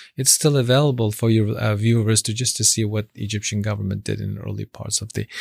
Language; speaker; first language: English; non-native, fluent; Chinese